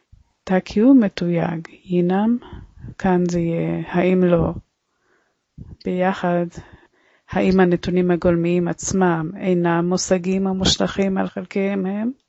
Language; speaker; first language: Hebrew; native; Hebrew